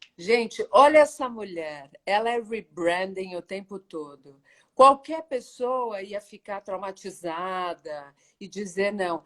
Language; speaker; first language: Portuguese; native; Portuguese